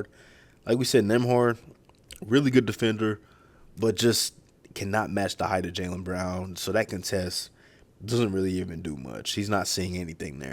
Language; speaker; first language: English; native; English